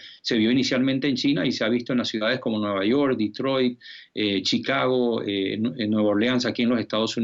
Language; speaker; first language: Spanish; native; Spanish